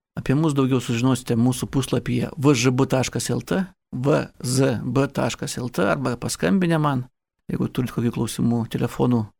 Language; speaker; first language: Lithuanian; native; Lithuanian